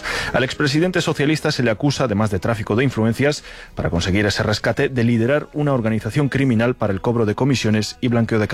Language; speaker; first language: Spanish; native; Spanish